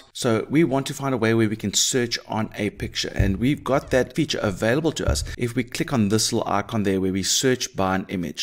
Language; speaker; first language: English; native; English